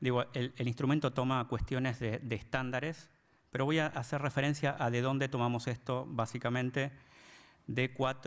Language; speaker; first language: Spanish; native; Spanish